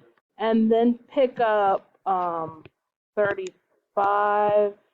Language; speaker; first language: English; native; English